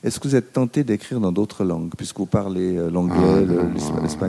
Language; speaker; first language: French; native; French